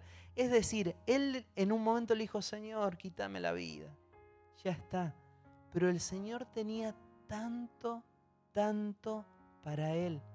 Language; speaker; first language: Spanish; native; Spanish